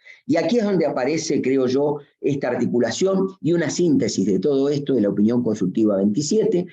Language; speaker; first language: Spanish; native; Spanish